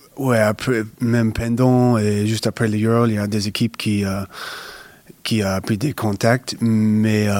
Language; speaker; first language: French; non-native, fluent; English